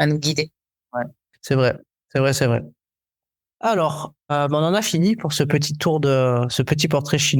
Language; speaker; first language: French; native; French